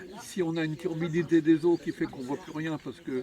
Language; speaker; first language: French; native; French